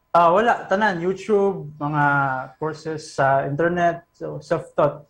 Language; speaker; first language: Cebuano; native; Cebuano